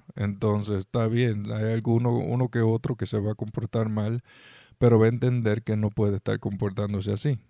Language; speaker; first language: Spanish; native; Spanish